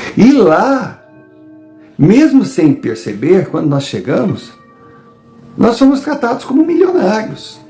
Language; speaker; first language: Portuguese; native; Portuguese